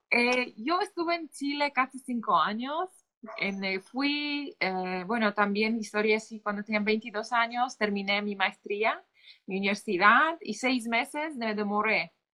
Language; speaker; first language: Spanish; non-native, fluent; Polish